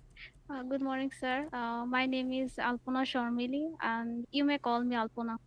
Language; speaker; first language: English; non-native, learner; Bangla